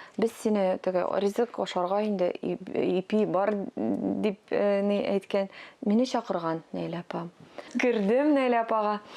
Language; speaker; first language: Tatar; non-native, local second language; Russian